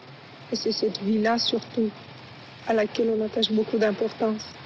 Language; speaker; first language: French; non-native, fluent; Persian